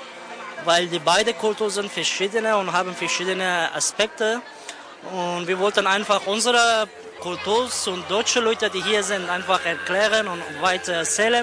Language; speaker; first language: German; non-native, fluent; Persian